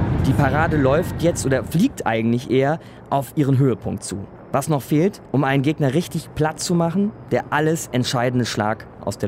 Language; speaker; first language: German; native; German